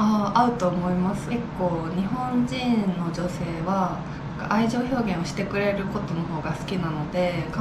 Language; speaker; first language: Japanese; native; Japanese